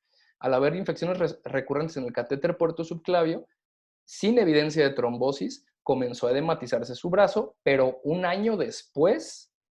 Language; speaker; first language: Spanish; native; Spanish